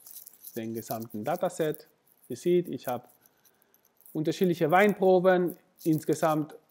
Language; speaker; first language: German; non-native, fluent; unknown